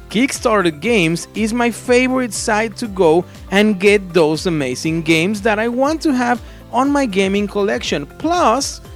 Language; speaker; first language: English; non-native, fluent; Spanish